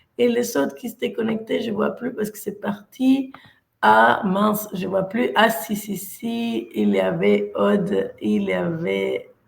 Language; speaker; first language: French; non-native, fluent; Spanish